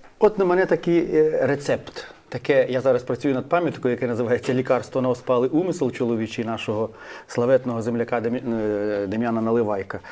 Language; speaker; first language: Ukrainian; native; Ukrainian